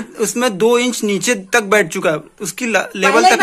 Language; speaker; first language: Hindi; native; Hindi